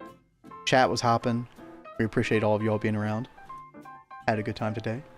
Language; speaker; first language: English; native; English